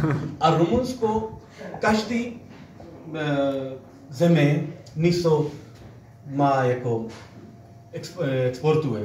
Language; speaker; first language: Czech; non-native, learner; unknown